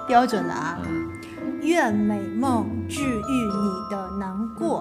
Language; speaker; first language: Chinese; native; Chinese